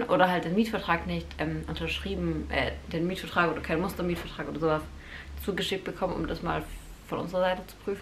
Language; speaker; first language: German; native; German